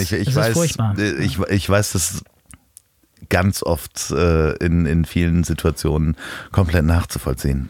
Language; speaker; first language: German; native; German